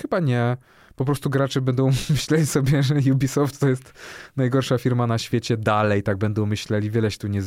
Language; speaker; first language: Polish; native; Polish